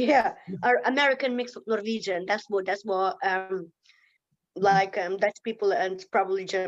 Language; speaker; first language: English; non-native, fluent; Lithuanian